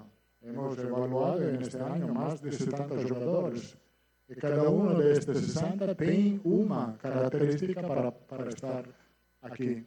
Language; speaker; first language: Spanish; non-native, fluent; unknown